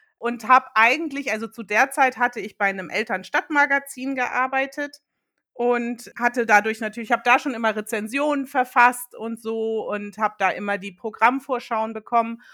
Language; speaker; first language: German; early bilingual, other home language; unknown